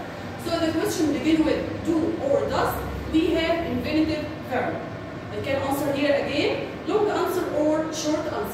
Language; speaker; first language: English; non-native, learner; Arabic